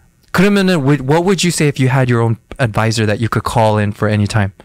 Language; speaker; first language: English; early bilingual, other home language; Korean